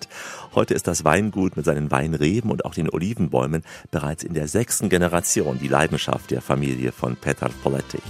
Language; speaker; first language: German; native; German